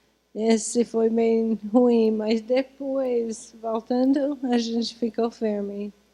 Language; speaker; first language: Portuguese; non-native, fluent; English